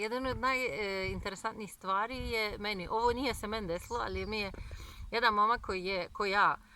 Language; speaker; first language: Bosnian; non-native, fluent; Turkish